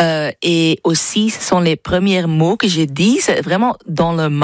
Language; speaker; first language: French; non-native, fluent; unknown